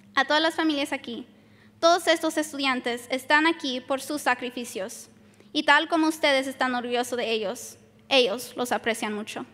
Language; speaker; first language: Spanish; early bilingual, heritage; Spanish